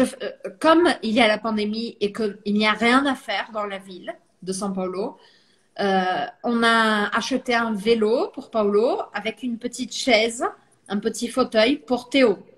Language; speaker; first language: French; non-native, fluent; Portuguese